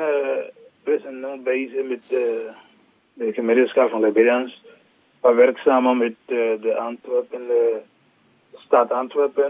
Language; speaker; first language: Dutch; non-native, learner; English